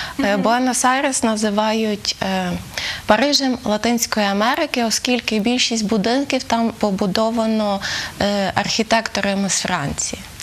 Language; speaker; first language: Ukrainian; native; Ukrainian